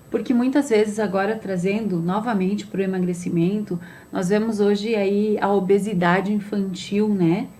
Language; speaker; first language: Portuguese; native; Portuguese